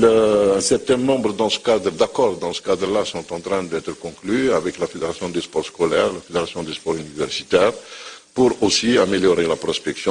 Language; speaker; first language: French; non-native, local second language; Arabic